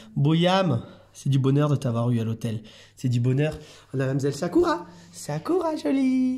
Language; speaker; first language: French; native; French